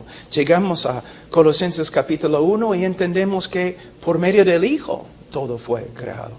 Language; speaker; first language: Spanish; non-native, fluent; English